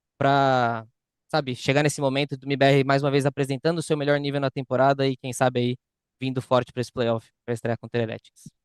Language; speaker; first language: Portuguese; native; Portuguese